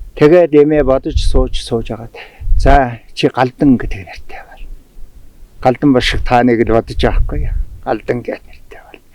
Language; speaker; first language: Mongolian; non-native, local second language; Tuvinian